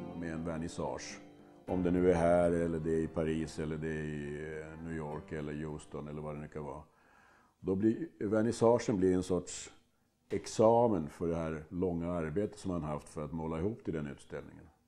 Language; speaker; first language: Swedish; early bilingual, other home language; Finnish